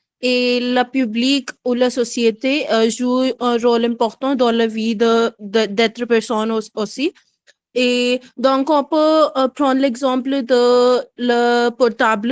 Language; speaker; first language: French; non-native, learner; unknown